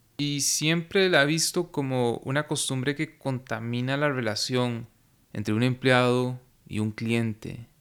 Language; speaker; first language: Spanish; native; Spanish